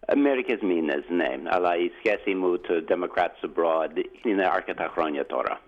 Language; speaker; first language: Greek; non-native, learner; English